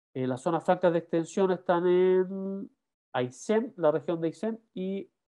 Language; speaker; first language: Spanish; native; Spanish